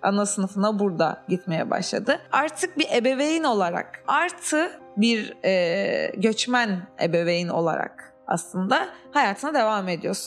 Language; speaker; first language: Turkish; native; Turkish